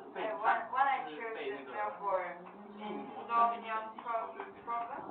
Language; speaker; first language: English; non-native, learner; Chinese